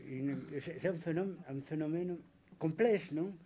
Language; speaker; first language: French; non-native, fluent; Spanish